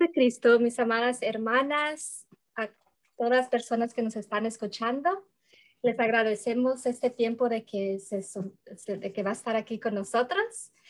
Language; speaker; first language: Spanish; early bilingual, heritage; Spanish